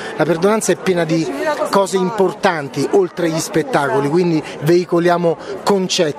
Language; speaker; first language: Italian; native; Italian